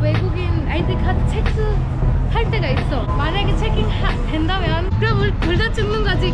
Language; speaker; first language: Korean; non-native, fluent; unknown